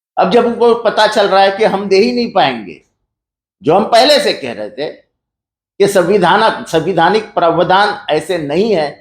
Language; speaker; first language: Hindi; non-native, local second language; Marathi